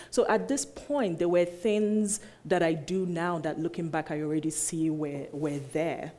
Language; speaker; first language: English; non-native, local second language; Igbo